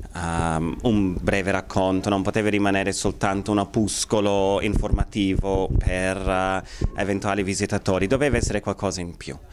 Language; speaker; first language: Italian; non-native, fluent; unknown